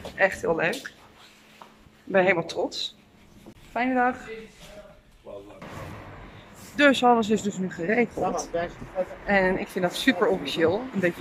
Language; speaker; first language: Dutch; native; Dutch